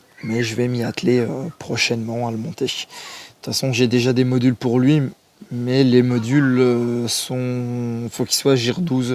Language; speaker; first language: French; native; French